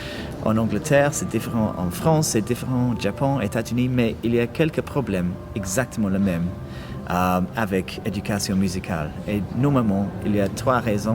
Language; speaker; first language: French; non-native, learner; English